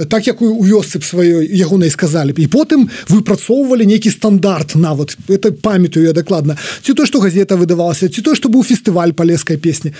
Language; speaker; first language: Belarusian; native; Belarusian